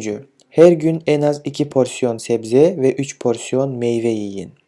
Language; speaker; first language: Turkish; non-native, fluent; Kyrgyz